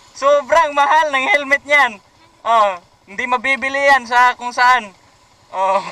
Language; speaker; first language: Filipino; non-native, local second language; Cebuano